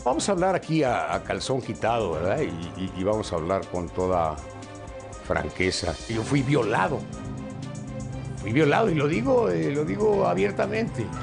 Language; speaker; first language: Spanish; native; Spanish